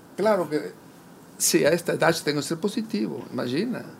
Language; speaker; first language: Spanish; native; Spanish